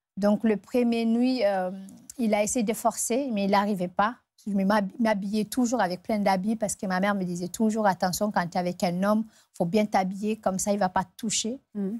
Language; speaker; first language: French; non-native, local second language; Fula